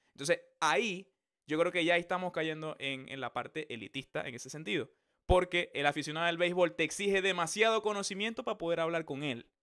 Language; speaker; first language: Spanish; native; Spanish